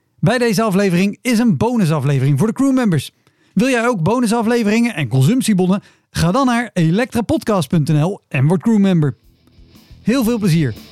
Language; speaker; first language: Dutch; native; Dutch